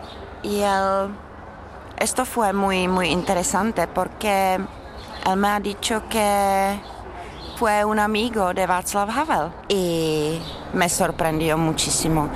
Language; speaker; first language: Spanish; non-native, learner; Czech